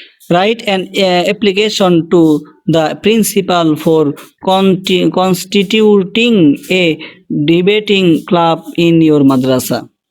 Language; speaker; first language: English; non-native, local second language; Bangla